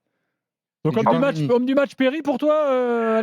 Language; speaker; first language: French; native; French